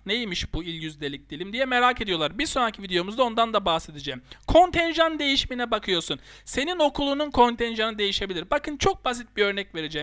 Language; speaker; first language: Turkish; native; Turkish